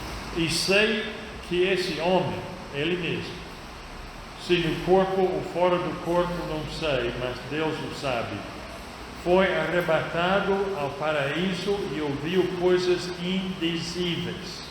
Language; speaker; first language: Portuguese; non-native, fluent; English